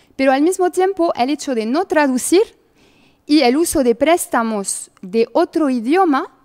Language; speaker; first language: Spanish; non-native, fluent; French